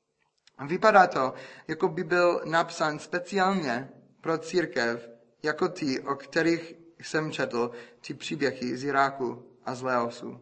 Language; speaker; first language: Czech; non-native, fluent; English